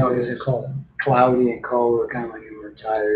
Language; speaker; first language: English; native; English